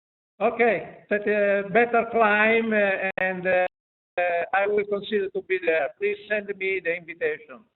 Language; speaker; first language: English; non-native, fluent; Italian